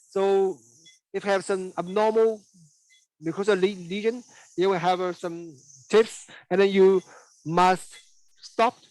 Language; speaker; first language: English; non-native, learner; Chinese